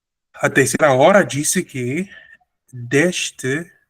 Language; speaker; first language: Portuguese; non-native, fluent; Spanish